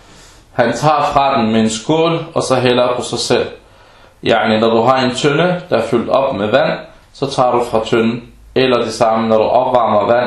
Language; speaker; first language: Danish; early bilingual, other home language; Arabic